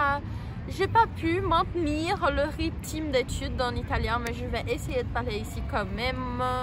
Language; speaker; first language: French; non-native, fluent; Portuguese